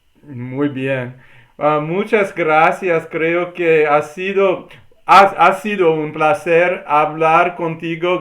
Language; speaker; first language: Spanish; non-native, learner; English